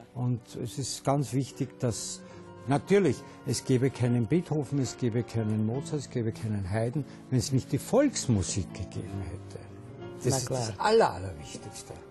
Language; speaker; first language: German; native; German